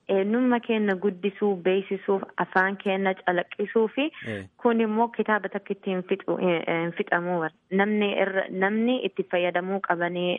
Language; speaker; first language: Oromo; early bilingual, heritage; Oromo